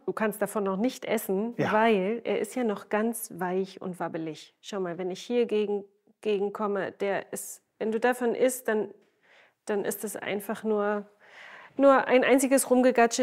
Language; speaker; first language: German; native; German